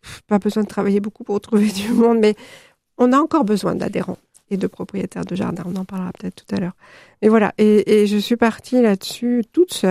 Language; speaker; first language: French; native; French